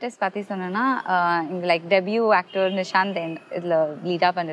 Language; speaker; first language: Tamil; non-native, fluent; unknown